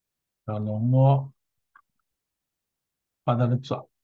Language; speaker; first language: Chinese; native; Chinese